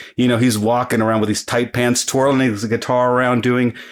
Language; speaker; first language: English; early bilingual, other home language; Spanish